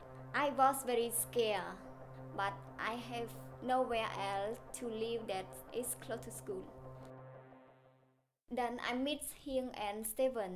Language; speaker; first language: English; non-native, learner; Khmer